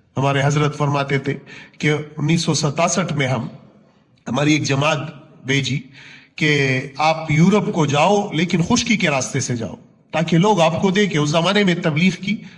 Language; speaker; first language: Urdu; non-native, local second language; Punjabi